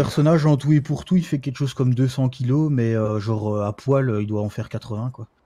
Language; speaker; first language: French; native; French